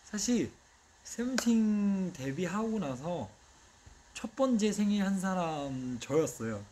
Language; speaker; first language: Korean; non-native, fluent; Chinese